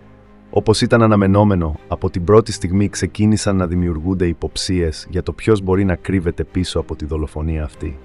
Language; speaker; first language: Greek; native; Greek